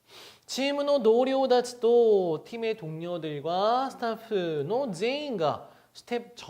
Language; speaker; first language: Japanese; non-native, fluent; Korean